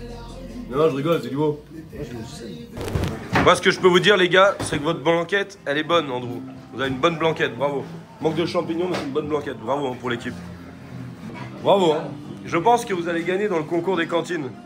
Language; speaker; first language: French; native; French